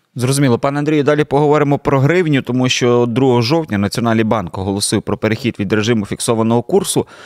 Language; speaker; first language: Ukrainian; native; Ukrainian